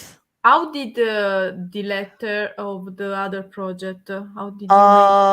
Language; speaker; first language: English; non-native, learner; Italian